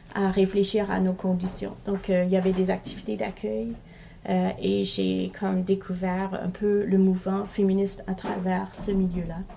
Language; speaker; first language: French; non-native, local second language; English